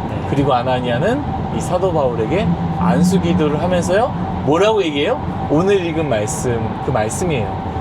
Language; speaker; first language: Korean; native; Korean